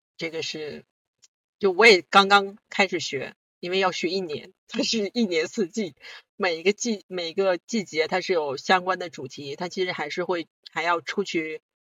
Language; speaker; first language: Chinese; non-native, local second language; Korean